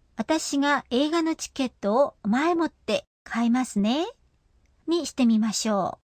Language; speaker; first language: Japanese; non-native, fluent; Korean